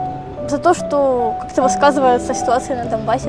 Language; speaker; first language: Russian; native; Russian